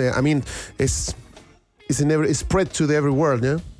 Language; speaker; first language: English; non-native, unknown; Spanish